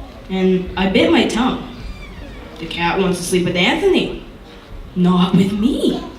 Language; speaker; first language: English; native; English